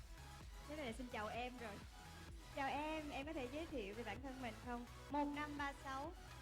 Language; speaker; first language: Vietnamese; native; Vietnamese